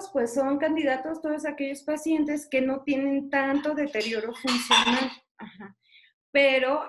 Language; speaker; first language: Spanish; native; Spanish